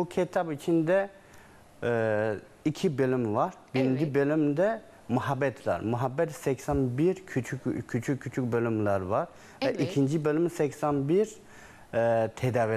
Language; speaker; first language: Turkish; non-native, learner; Chinese